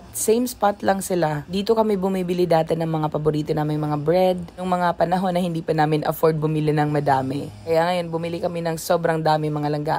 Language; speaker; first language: Filipino; non-native, local second language; Cebuano